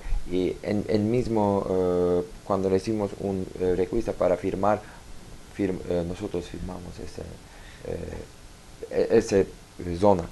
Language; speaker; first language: Spanish; non-native, learner; Turkish